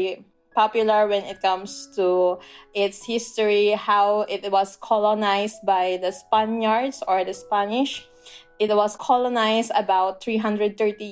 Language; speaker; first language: English; non-native, local second language; Filipino